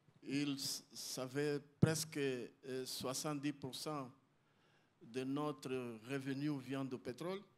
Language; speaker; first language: French; non-native, learner; Portuguese